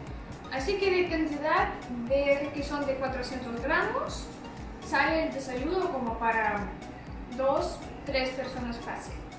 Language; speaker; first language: Spanish; non-native, fluent; Russian